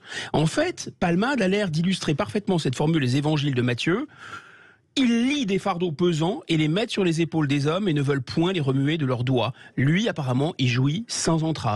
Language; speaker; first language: French; native; French